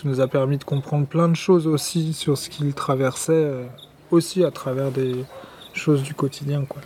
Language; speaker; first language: French; native; French